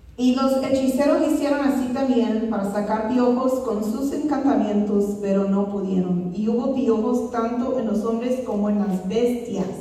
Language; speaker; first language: Spanish; non-native, fluent; English